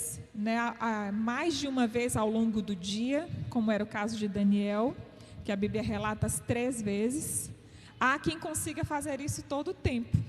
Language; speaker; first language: Portuguese; native; Portuguese